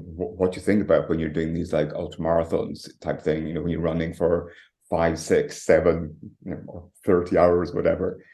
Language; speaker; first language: English; native; English